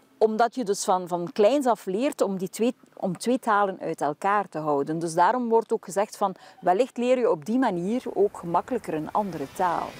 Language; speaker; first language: Dutch; native; Dutch